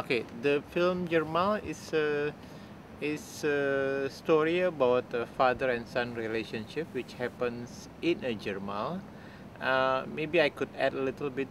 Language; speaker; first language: English; non-native, fluent; Indonesian